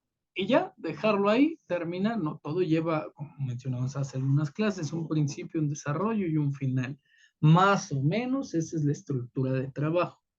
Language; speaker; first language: Spanish; native; Spanish